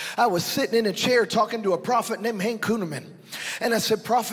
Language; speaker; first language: English; native; English